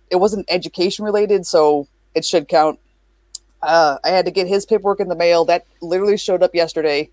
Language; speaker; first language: English; native; English